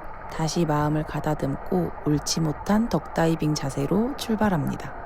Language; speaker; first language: Korean; native; Korean